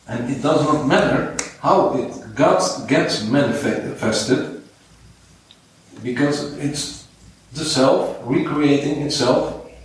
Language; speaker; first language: English; non-native, fluent; Dutch